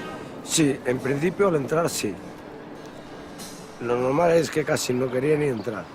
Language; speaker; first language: Spanish; non-native, local second language; Galician